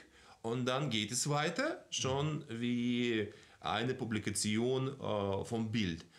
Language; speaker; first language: German; non-native, fluent; Russian